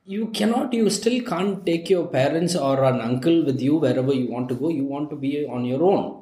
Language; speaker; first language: English; non-native, local second language; Tamil